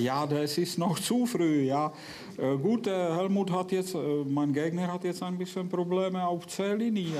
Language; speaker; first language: German; non-native, fluent; Czech